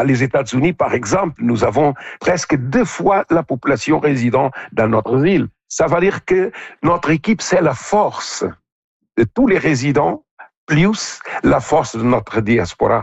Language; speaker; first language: French; non-native, local second language; Portuguese